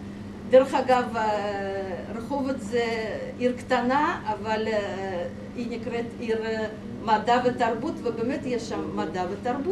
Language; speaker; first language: Hebrew; non-native, fluent; Russian